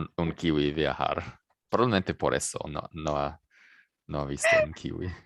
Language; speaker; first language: Spanish; non-native, fluent; English